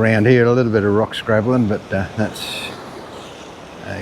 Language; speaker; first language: English; native; English